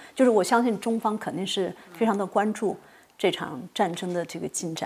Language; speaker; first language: Chinese; native; Chinese